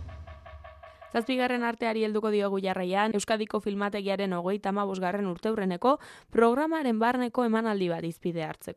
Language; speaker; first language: Basque; native; Basque